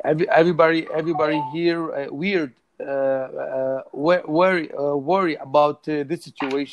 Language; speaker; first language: English; non-native, learner; Arabic